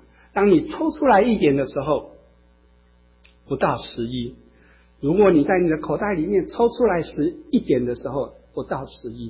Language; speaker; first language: Chinese; native; Chinese